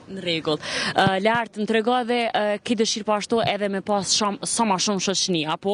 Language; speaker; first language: Albanian; native; Albanian